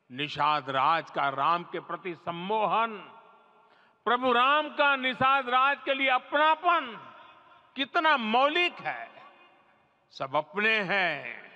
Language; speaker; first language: Hindi; non-native, local second language; Gujarati